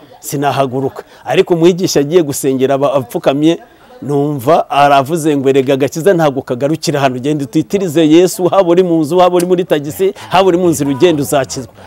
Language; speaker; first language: Kinyarwanda; early bilingual, heritage; Kinyarwanda